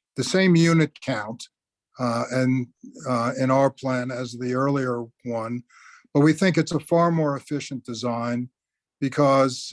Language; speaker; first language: English; native; English